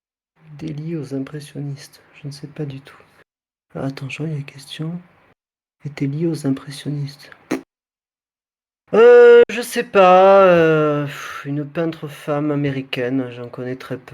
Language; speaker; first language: French; native; French